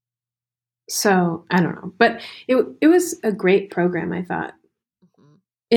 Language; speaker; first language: English; native; English